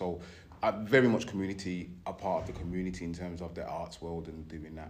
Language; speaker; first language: English; native; English